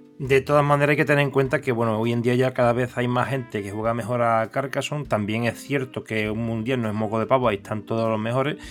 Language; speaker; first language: Spanish; native; Spanish